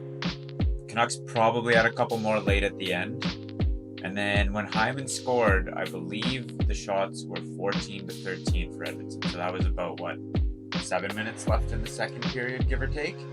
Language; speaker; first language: English; native; English